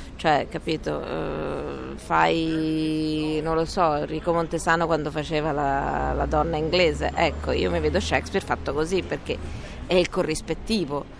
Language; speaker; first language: Italian; native; Italian